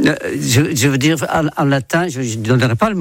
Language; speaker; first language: French; non-native, fluent; Dutch